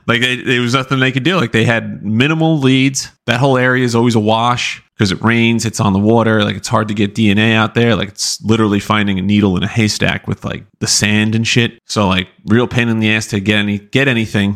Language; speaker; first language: English; native; English